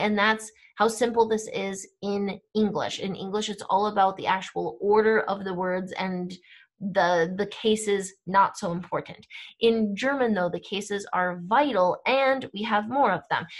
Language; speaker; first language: English; native; English